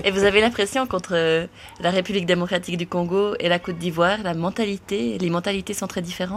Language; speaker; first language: French; native; French